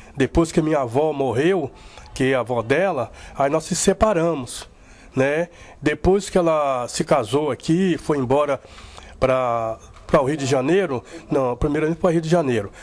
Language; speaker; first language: Portuguese; native; Portuguese